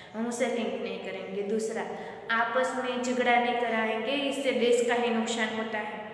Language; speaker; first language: Hindi; non-native, local second language; Gujarati